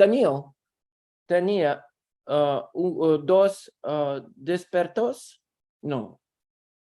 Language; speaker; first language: Spanish; non-native, learner; Russian